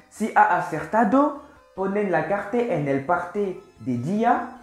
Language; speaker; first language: Spanish; non-native, learner; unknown